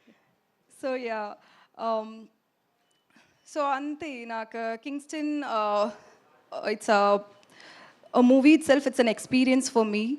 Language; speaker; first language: Telugu; non-native, learner; Tamil